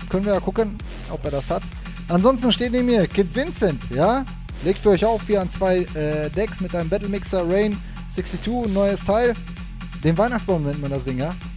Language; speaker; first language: German; native; German